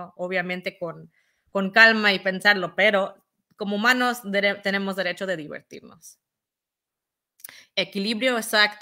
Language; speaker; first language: Spanish; early bilingual, heritage; Spanish